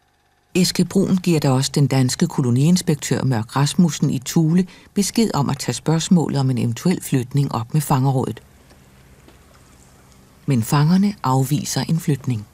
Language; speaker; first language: Danish; native; Danish